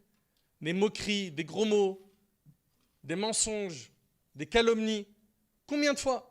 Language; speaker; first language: French; native; French